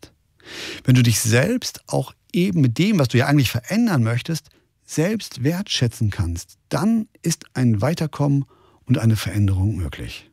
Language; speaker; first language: German; native; German